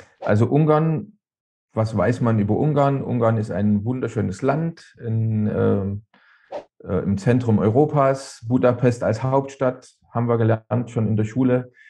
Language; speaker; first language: German; native; German